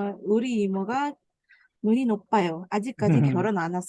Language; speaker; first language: Korean; non-native, learner; Malay